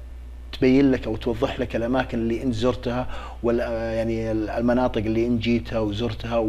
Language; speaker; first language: Arabic; native; Arabic